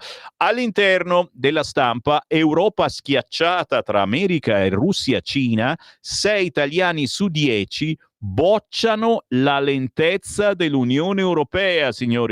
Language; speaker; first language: Italian; native; Italian